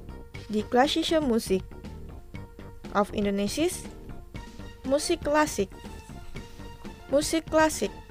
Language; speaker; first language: German; non-native, fluent; Indonesian